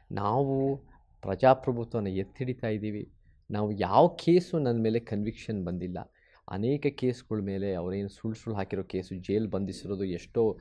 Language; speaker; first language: Kannada; early bilingual, heritage; Kannada